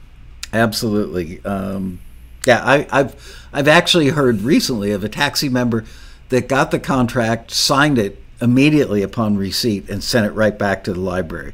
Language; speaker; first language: English; native; English